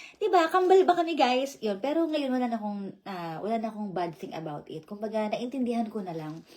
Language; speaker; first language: Filipino; native; Filipino